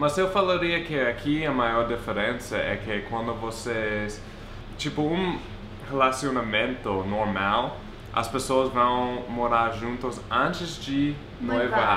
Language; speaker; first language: Portuguese; non-native, fluent; English